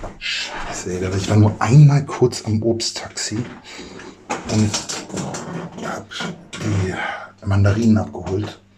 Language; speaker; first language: German; native; German